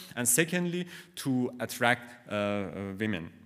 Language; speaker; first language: English; non-native, fluent; Persian